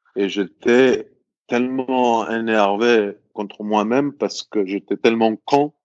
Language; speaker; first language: French; non-native, fluent; Greek